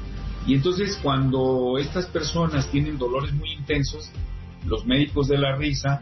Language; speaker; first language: Spanish; native; Spanish